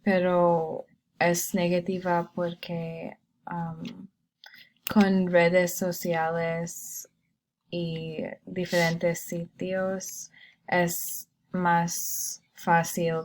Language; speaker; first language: Spanish; non-native, learner; English